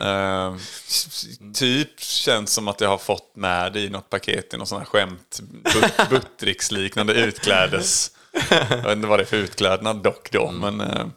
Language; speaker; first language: Swedish; native; Swedish